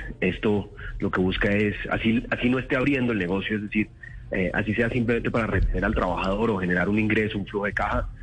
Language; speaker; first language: Spanish; native; Spanish